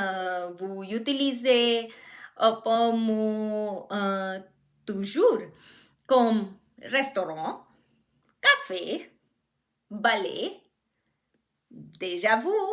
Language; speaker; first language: French; non-native, learner; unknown